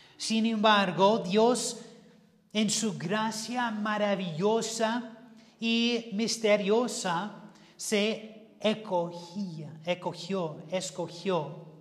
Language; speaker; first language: Spanish; non-native, fluent; English